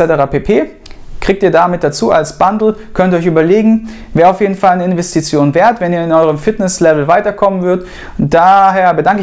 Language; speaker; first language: German; native; German